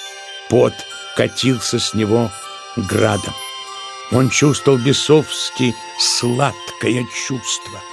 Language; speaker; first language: Russian; native; Russian